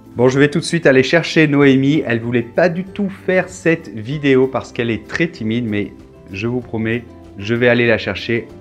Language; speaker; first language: French; native; French